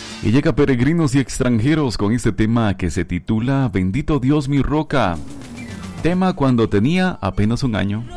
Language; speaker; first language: Spanish; native; Spanish